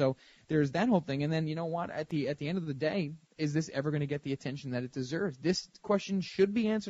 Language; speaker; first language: English; native; English